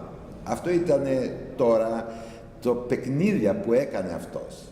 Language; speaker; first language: Greek; non-native, learner; Albanian